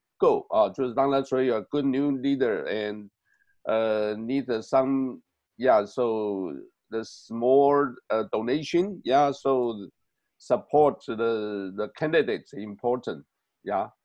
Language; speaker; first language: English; non-native, learner; Chinese